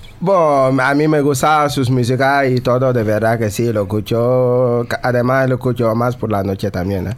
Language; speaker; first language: Spanish; non-native, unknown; Wolof